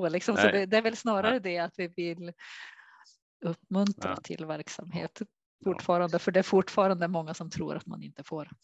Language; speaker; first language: Swedish; native; Swedish